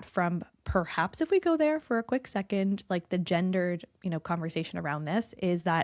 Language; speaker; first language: English; native; English